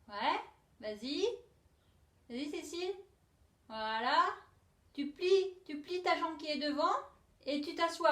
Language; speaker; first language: French; native; French